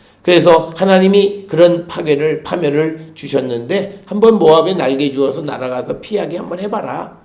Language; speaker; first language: Korean; native; Korean